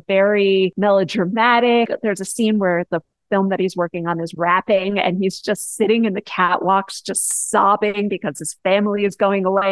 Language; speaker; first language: English; native; English